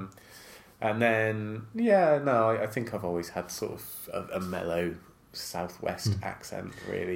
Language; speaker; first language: English; native; English